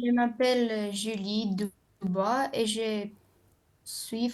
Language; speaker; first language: French; non-native, learner; Romanian